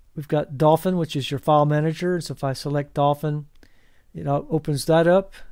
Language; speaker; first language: English; native; English